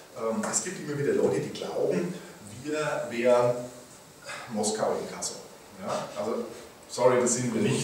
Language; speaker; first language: German; native; German